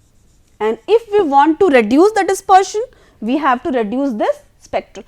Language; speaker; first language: English; non-native, local second language; Hindi